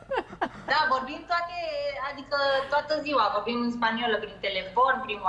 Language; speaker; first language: Romanian; early bilingual, heritage; Spanish